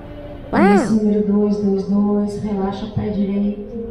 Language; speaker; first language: Portuguese; native; Portuguese